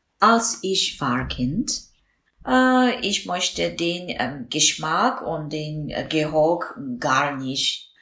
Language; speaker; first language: German; non-native, learner; Burmese